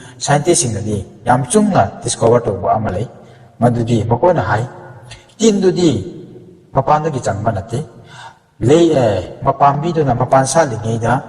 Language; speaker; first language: Manipuri; non-native, local second language; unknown